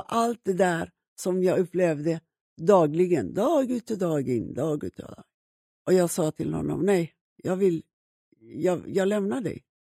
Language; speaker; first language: Swedish; non-native, fluent; Persian